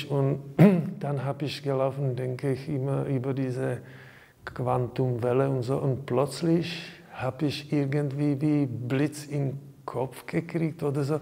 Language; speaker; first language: German; non-native, learner; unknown